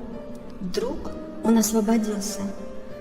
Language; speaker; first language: Russian; native; Russian